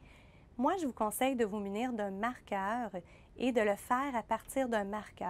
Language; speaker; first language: French; native; French